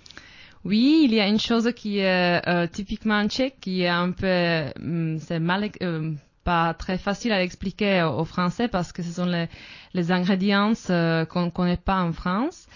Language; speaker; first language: French; non-native, fluent; Czech